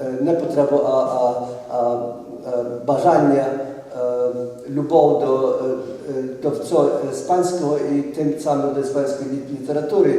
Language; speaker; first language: Ukrainian; early bilingual, heritage; Ukrainian